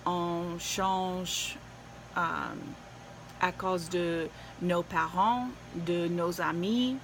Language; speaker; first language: French; non-native, learner; English